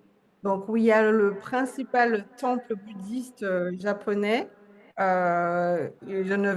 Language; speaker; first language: French; non-native, fluent; Portuguese